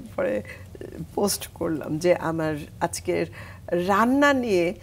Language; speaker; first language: Bangla; native; Bangla